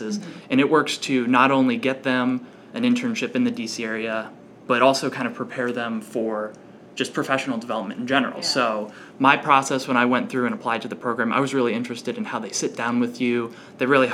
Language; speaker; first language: English; native; English